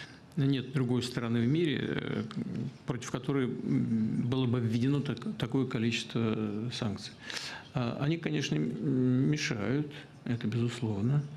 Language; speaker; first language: Russian; native; Russian